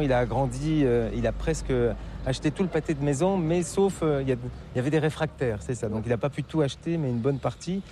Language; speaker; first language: French; native; French